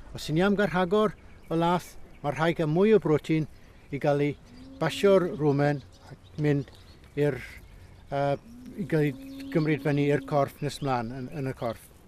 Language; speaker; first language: Welsh; native; Welsh